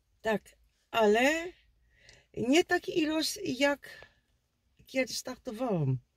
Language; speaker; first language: Polish; non-native, learner; Dutch